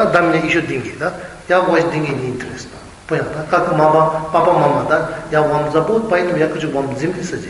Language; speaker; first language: Russian; non-native, learner; Tibetan